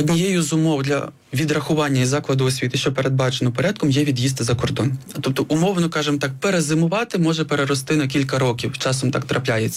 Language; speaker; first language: Ukrainian; native; Ukrainian